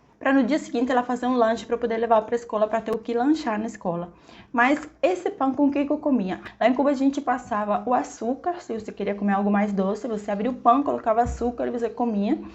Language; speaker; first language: Portuguese; non-native, fluent; Spanish